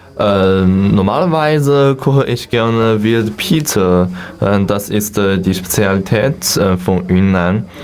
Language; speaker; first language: German; non-native, learner; Chinese